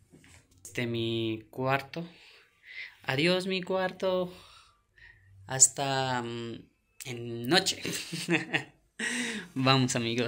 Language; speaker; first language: Spanish; non-native, learner; Urdu